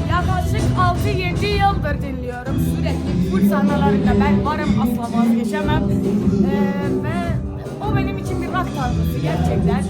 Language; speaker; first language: Turkish; non-native, fluent; Persian